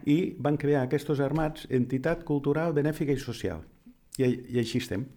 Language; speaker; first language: Catalan; native; Catalan